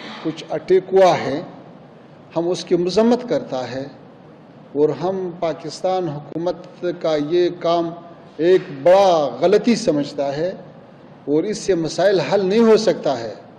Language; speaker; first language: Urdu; non-native, fluent; Pashto